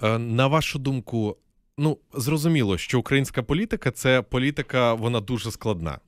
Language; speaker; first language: Ukrainian; native; Ukrainian